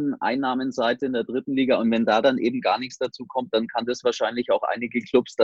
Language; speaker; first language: German; native; German